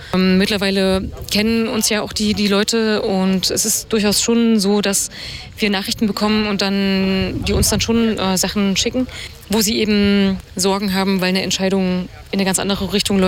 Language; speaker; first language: German; native; German